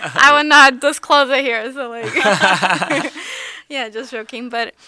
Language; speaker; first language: English; non-native, fluent; Portuguese